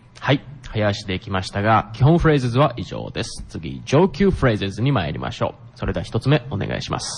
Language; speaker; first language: Japanese; native; Japanese